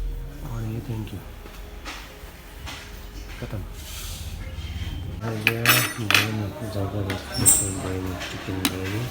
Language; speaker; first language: Hindi; non-native, local second language; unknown